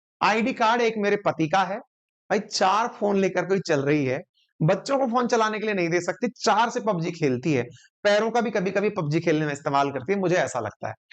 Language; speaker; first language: Hindi; native; Hindi